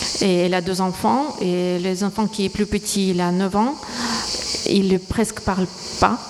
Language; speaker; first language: French; non-native, fluent; Ukrainian